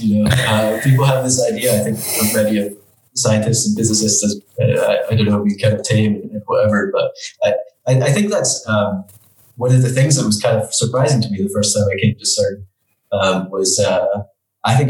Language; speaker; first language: English; native; English